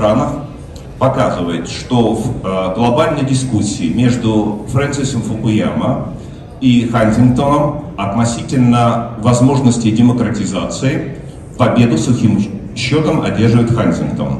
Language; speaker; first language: Russian; native; Russian